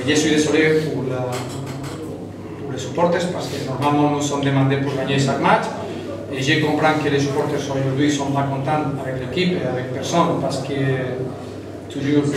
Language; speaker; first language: French; non-native, fluent; Spanish